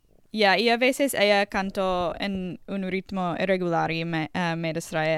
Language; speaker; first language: Spanish; non-native, learner; English